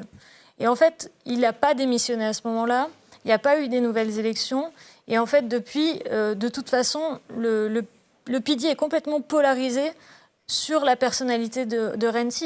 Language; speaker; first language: French; native; French